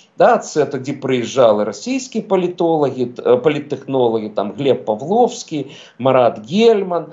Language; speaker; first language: Ukrainian; non-native, local second language; Russian